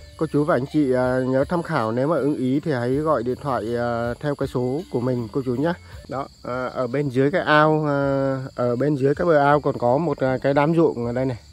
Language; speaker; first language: Vietnamese; native; Vietnamese